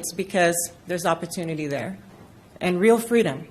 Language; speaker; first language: English; non-native, local second language; Filipino